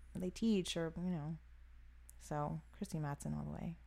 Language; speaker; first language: English; native; English